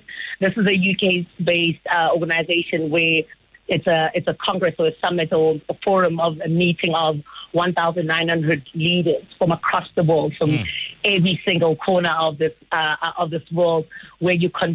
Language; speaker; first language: English; non-native, local second language; Northern Sotho